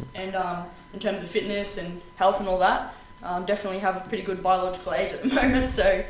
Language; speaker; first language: English; native; English